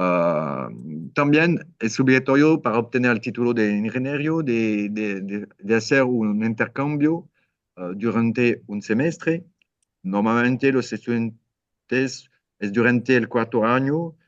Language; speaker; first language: Spanish; non-native, learner; French